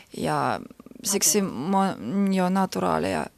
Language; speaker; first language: Finnish; non-native, learner; Georgian